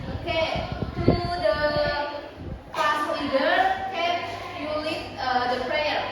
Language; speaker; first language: English; non-native, learner; Indonesian